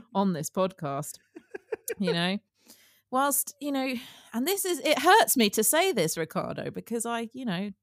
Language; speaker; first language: English; early bilingual, other home language; Italian